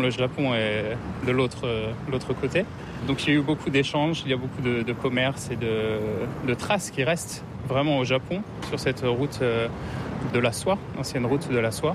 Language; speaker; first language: French; native; French